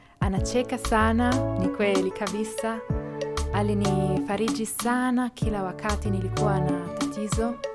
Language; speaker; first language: Swahili; non-native, fluent; Italian